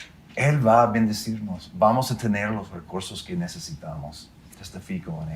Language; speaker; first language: Spanish; non-native, fluent; English